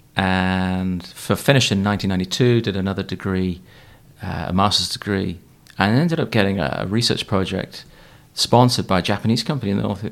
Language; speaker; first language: English; native; English